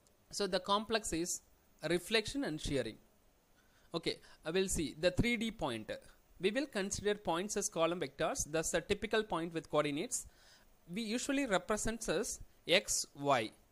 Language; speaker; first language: English; non-native, local second language; Tamil